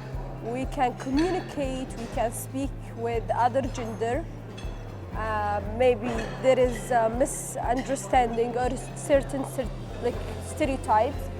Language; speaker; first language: English; non-native, fluent; Arabic